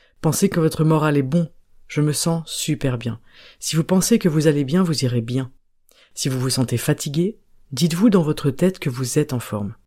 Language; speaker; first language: French; native; French